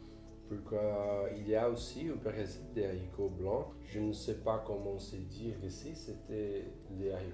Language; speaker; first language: French; non-native, learner; Portuguese